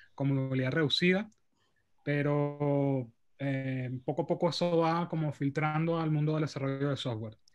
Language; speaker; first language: Spanish; native; Spanish